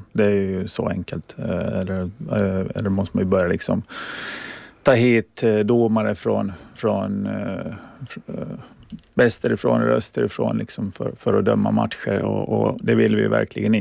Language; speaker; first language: Swedish; native; Swedish